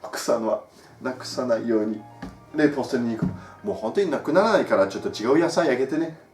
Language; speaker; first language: Japanese; non-native, learner; French